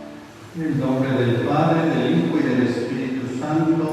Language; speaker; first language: Spanish; native; Spanish